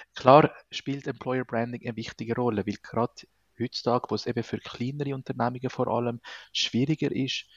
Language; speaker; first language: German; non-native, fluent; Spanish